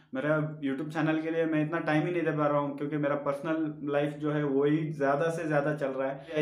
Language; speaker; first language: Hindi; non-native, local second language; Urdu